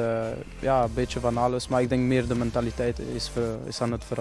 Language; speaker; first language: Dutch; non-native, fluent; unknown